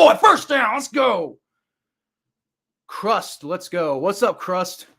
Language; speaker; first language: English; native; English